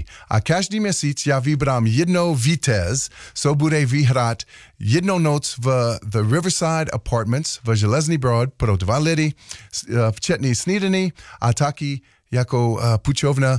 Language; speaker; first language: Czech; non-native, learner; English